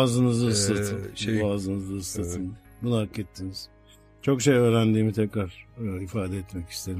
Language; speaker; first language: Turkish; native; Turkish